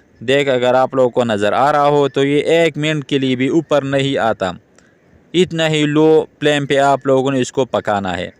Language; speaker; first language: Urdu; non-native, local second language; Pashto